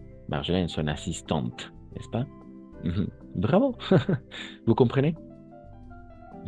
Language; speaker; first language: French; non-native, fluent; Spanish